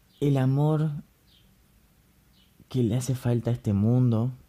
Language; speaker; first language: Spanish; native; Spanish